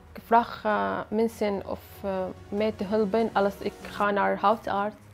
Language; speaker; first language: Dutch; non-native, learner; Arabic